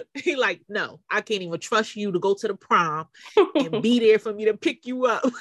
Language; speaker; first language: English; native; English